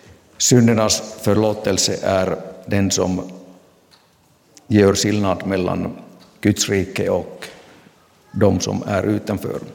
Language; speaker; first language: Swedish; non-native, local second language; Finnish